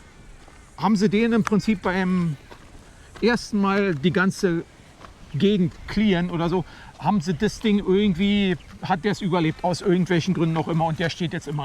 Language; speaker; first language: German; native; German